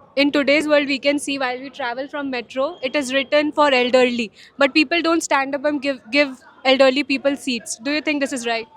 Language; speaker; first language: English; non-native, local second language; Hindi